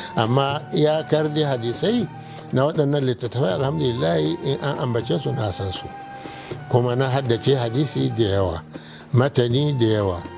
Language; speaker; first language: Hausa; non-native, local second language; Arabic